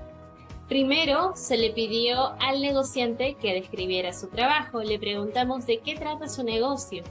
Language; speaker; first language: Spanish; native; Spanish